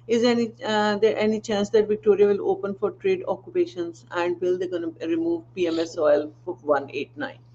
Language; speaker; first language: English; non-native, local second language; Punjabi